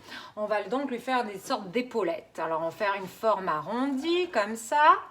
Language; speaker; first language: French; native; French